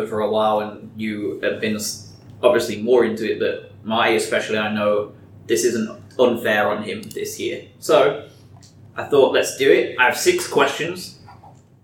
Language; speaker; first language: English; native; English